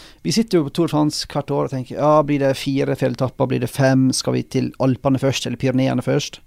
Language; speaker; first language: Norwegian; native; Norwegian